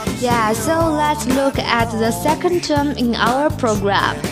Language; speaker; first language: English; non-native, learner; Chinese